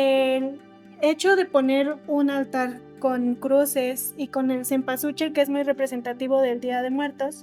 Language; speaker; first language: Spanish; native; Spanish